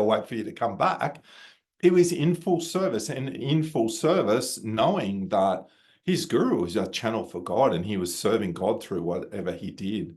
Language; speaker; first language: English; native; English